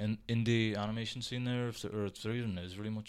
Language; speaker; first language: English; native; English